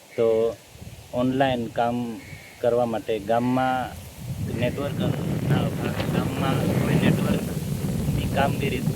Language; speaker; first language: Gujarati; non-native, local second language; Vasavi